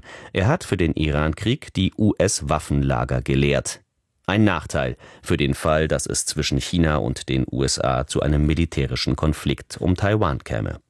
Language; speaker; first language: German; native; German